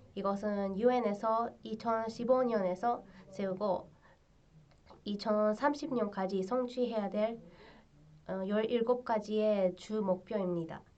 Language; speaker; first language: Korean; non-native, fluent; English